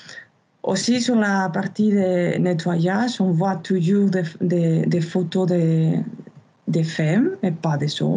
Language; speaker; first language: French; non-native, fluent; Spanish